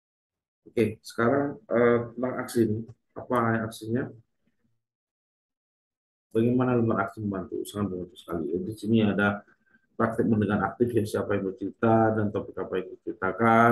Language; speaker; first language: Indonesian; native; Indonesian